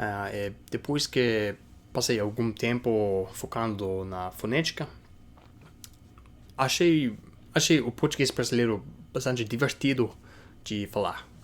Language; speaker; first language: Portuguese; non-native, fluent; English